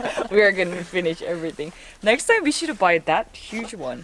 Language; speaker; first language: English; non-native, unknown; Korean